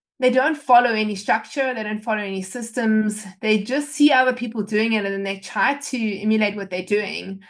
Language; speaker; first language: English; native; English